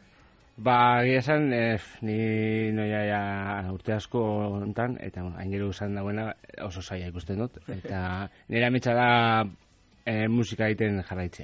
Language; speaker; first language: Basque; native; Basque